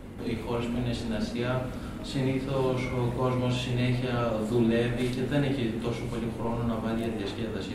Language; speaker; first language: Greek; non-native, learner; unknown